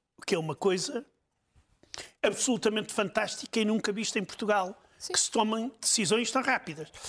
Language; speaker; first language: Portuguese; native; Portuguese